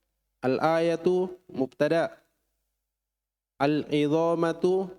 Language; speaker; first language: Arabic; non-native, learner; Indonesian